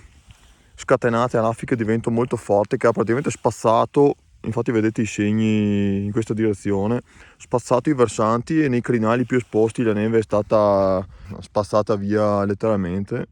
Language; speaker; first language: Italian; native; Italian